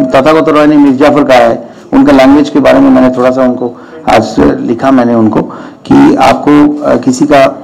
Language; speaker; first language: Hindi; non-native, local second language; Bangla